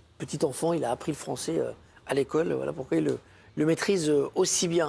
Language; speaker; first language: French; native; French